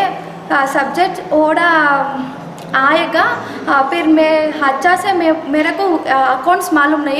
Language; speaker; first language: Hindi; non-native, local second language; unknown